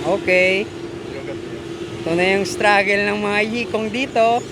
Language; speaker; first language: Filipino; native; Filipino